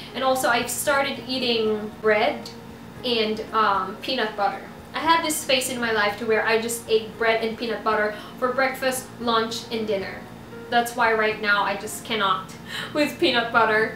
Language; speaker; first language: English; non-native, local second language; Filipino